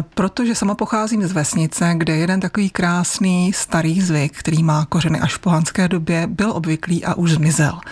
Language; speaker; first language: Czech; native; Czech